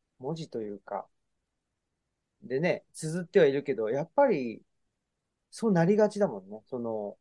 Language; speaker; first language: Japanese; native; Japanese